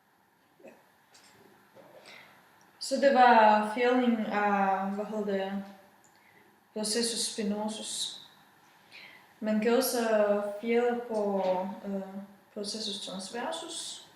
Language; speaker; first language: Danish; non-native, fluent; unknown